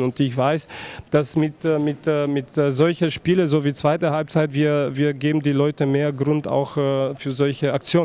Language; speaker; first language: German; non-native, fluent; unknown